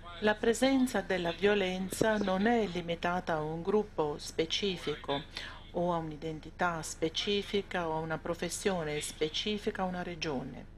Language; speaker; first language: Italian; native; Italian